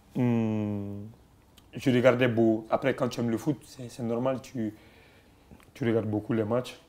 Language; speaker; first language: French; non-native, local second language; Bambara